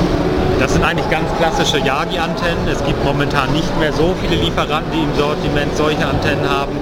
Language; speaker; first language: German; native; German